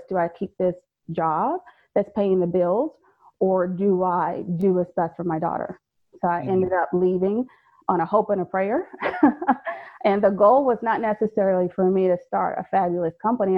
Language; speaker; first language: English; native; English